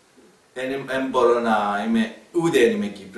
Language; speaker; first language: Greek; non-native, learner; Persian